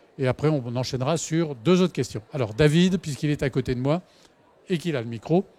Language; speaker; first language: French; native; French